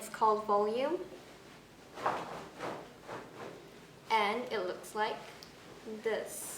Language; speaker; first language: English; non-native, fluent; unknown